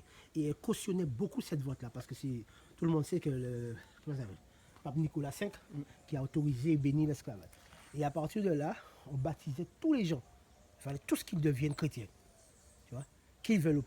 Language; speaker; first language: French; non-native, local second language; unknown